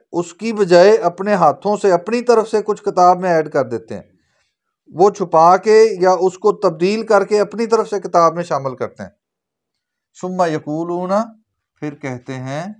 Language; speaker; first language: Urdu; native; Urdu